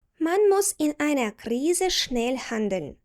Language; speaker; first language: German; non-native, fluent; Ukrainian